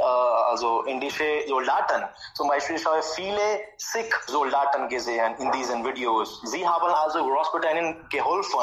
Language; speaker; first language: German; non-native, learner; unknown